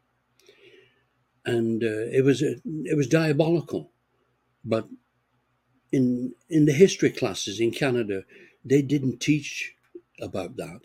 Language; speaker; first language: English; native; English